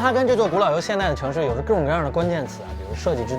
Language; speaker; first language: Chinese; native; Chinese